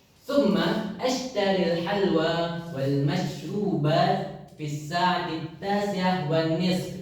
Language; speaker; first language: Arabic; non-native, learner; Indonesian